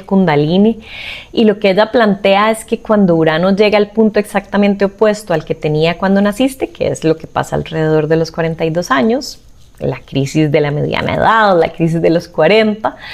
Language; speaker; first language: Spanish; native; Spanish